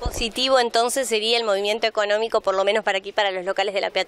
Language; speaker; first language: Spanish; native; Spanish